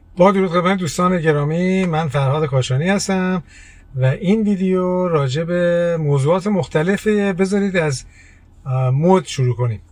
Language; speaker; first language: Persian; early bilingual, heritage; Persian